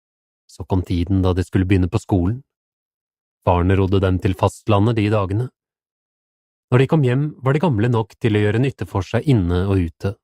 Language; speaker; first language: Norwegian; native; Norwegian